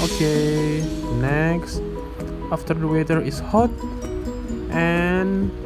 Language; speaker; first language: English; non-native, learner; Indonesian